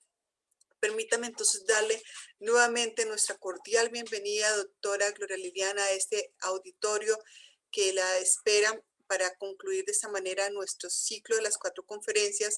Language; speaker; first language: Spanish; native; Spanish